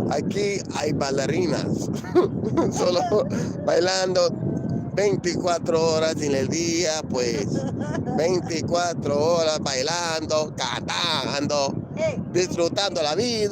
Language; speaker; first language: Spanish; non-native, learner; English